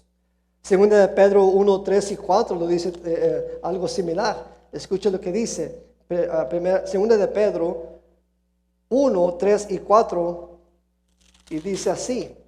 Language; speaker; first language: Spanish; early bilingual, heritage; Spanish